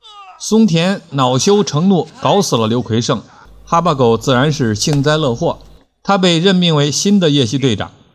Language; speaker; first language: Chinese; native; Chinese